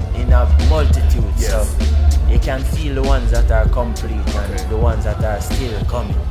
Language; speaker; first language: English; non-native, fluent; Italian